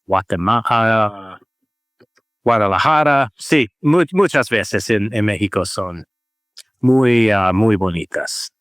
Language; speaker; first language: Spanish; non-native, learner; English